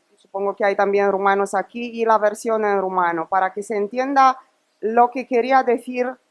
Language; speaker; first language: Spanish; non-native, fluent; Romanian